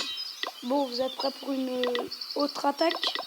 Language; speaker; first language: French; native; French